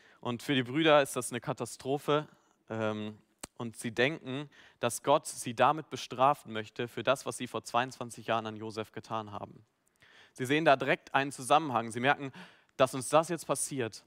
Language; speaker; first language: German; native; German